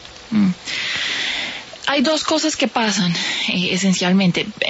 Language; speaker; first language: Spanish; native; Spanish